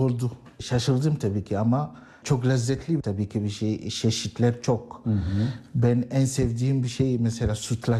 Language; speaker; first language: Turkish; non-native, learner; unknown